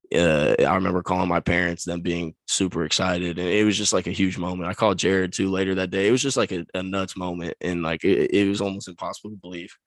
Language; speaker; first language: English; native; English